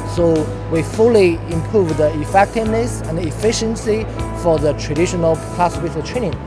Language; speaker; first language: English; non-native, fluent; Chinese